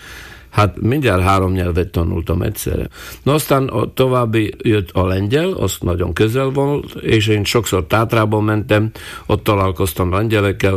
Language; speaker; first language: Hungarian; non-native, local second language; Slovak